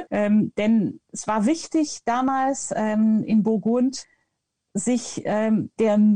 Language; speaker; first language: German; non-native, fluent; French